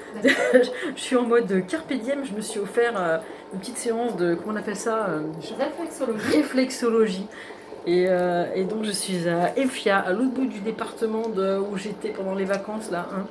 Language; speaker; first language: French; native; French